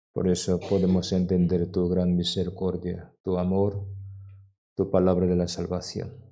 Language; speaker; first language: Spanish; non-native, learner; Korean